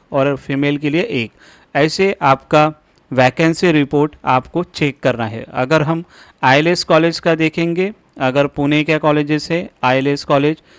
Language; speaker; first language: Hindi; non-native, local second language; Marathi